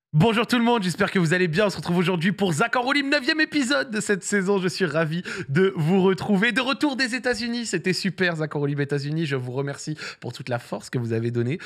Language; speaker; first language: French; early bilingual, other home language; Arabic